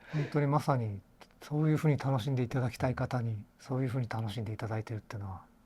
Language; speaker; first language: Japanese; native; Japanese